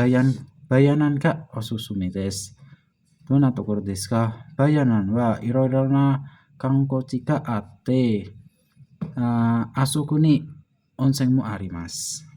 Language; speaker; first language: Japanese; non-native, learner; Indonesian